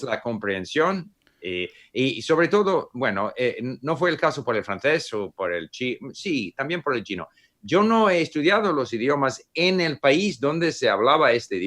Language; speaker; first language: Spanish; non-native, fluent; English